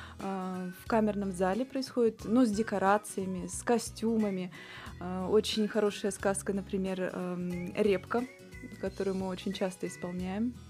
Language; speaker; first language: Russian; early bilingual, heritage; Russian